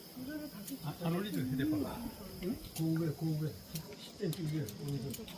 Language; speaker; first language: Korean; native; Korean